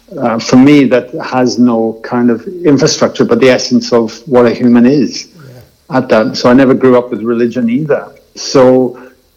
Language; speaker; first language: English; native; English